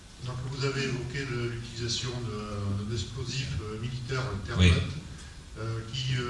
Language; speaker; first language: French; native; French